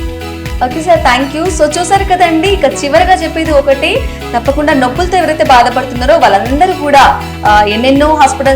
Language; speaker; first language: Telugu; native; Telugu